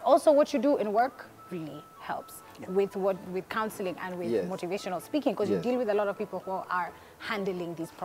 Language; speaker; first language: English; non-native, local second language; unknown